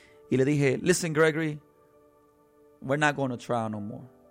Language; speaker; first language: English; early bilingual, other home language; Spanish